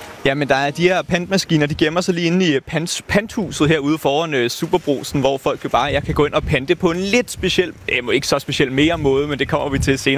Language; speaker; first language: Danish; native; Danish